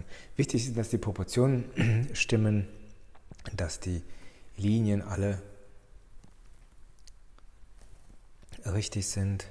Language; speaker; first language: German; native; German